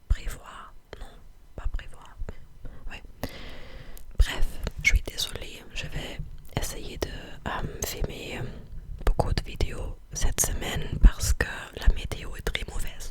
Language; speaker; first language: French; non-native, fluent; English